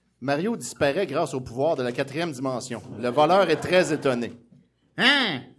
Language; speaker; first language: French; native; French